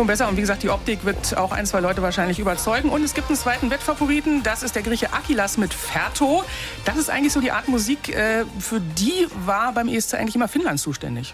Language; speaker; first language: German; native; German